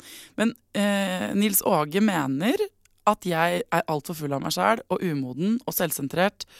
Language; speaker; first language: Norwegian; native; Norwegian